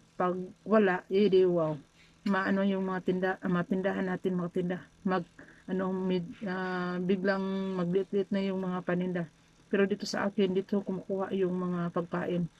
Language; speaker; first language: Filipino; non-native, local second language; Cebuano